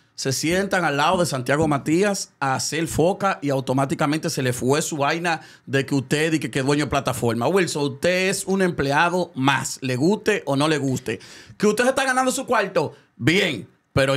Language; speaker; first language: Spanish; native; Spanish